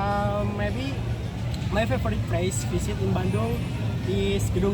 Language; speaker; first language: English; non-native, learner; Indonesian